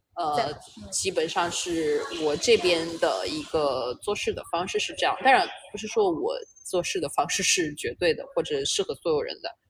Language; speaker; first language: Chinese; non-native, fluent; Romanian